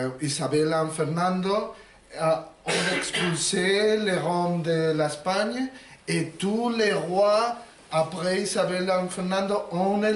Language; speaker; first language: French; non-native, learner; Spanish